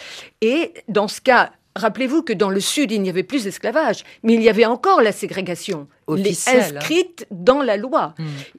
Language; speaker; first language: French; native; French